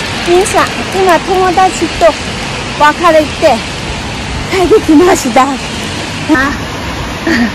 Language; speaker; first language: Japanese; non-native, learner; Chinese